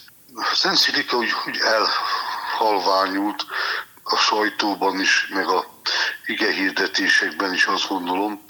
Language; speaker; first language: Hungarian; native; Hungarian